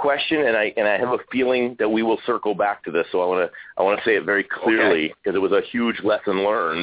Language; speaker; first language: English; native; English